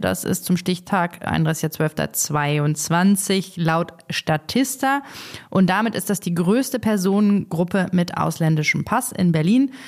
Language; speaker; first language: German; native; German